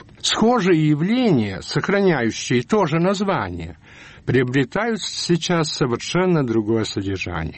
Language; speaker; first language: Russian; early bilingual, heritage; Russian